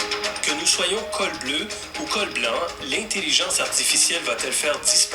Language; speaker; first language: French; native; French